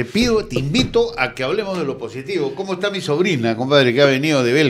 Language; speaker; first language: Spanish; native; Spanish